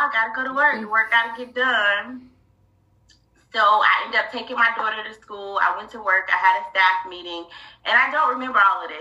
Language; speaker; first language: English; native; English